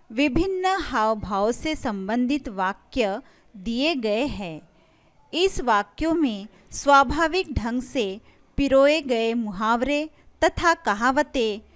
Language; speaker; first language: Hindi; non-native, local second language; Marathi